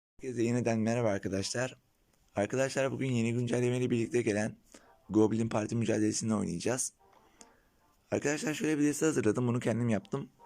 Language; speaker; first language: Turkish; native; Turkish